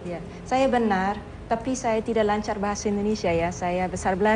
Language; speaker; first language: Indonesian; non-native, learner; Dutch